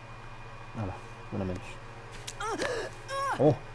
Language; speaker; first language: Spanish; native; Spanish